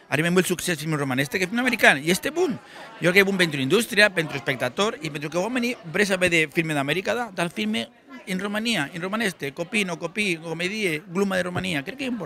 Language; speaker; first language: Romanian; non-native, learner; Spanish